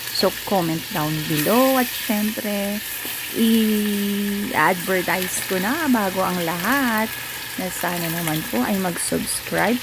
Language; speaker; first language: Filipino; non-native, local second language; Iloko